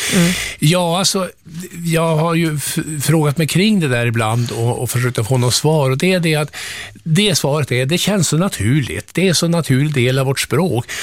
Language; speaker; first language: Swedish; native; Swedish